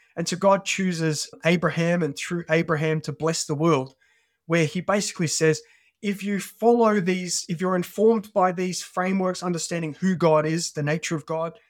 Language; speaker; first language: English; native; English